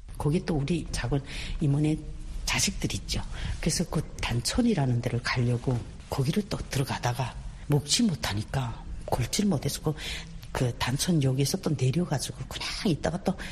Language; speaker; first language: Korean; native; Korean